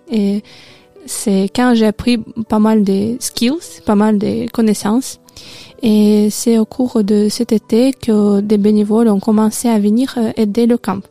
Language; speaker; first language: French; non-native, learner; Russian